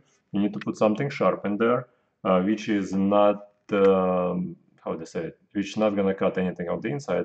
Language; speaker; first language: English; non-native, fluent; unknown